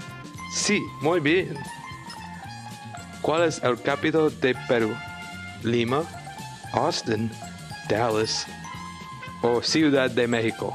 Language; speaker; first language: Spanish; non-native, learner; English